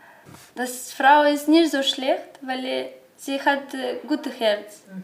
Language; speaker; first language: German; non-native, learner; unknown